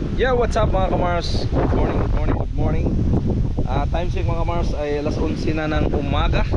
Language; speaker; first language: Filipino; non-native, local second language; Cebuano